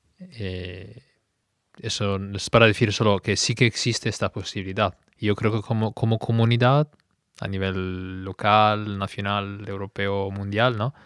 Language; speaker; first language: Spanish; non-native, fluent; Italian